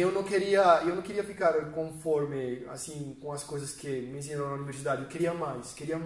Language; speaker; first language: Portuguese; non-native, fluent; Spanish